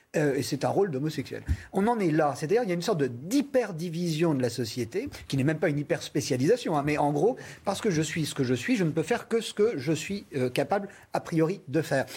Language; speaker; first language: French; native; French